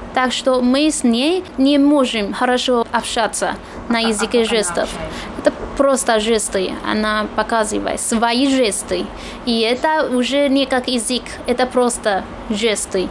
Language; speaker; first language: Russian; non-native, fluent; Chinese